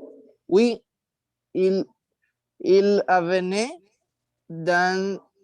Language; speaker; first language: French; non-native, learner; Spanish